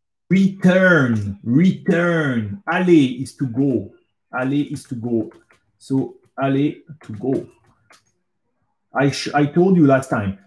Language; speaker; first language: English; non-native, fluent; French